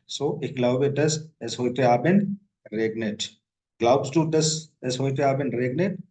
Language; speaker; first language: German; non-native, fluent; Hindi